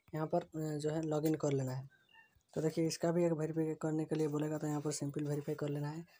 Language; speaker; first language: Hindi; native; Hindi